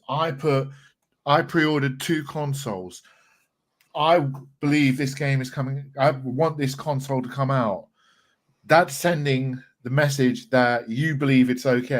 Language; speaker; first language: English; native; English